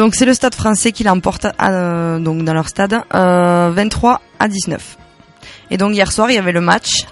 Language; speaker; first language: French; native; French